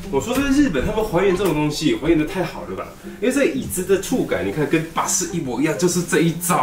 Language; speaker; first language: Chinese; native; Chinese